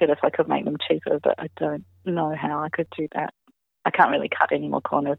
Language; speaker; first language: English; native; English